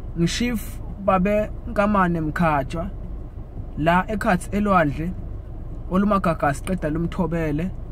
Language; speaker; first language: Zulu; non-native, local second language; Swati